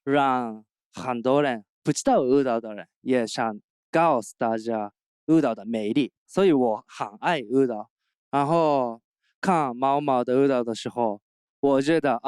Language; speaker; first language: Chinese; non-native, learner; Japanese